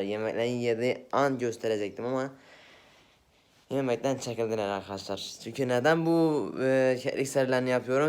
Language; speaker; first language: Turkish; native; Turkish